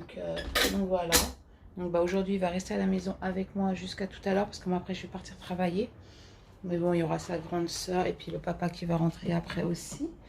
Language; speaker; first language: French; native; French